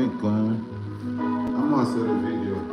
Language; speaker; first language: Spanish; non-native, learner; Portuguese